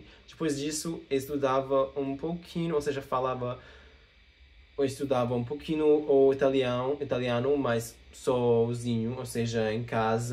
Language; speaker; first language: Portuguese; non-native, fluent; English